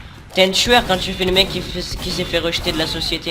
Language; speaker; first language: French; native; French